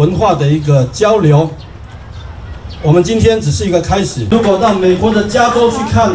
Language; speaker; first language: Chinese; native; Chinese